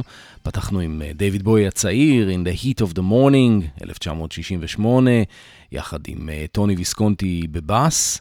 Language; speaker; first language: Hebrew; native; Hebrew